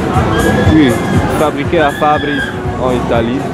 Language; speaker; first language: French; non-native, learner; Dutch